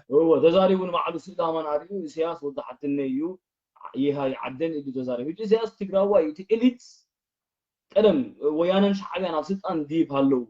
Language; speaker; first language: Tigrinya; early bilingual, heritage; Tigrinya